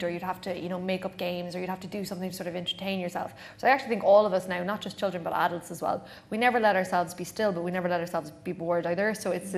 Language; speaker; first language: English; native; English